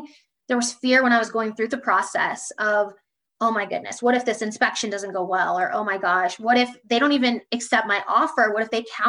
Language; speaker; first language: English; native; English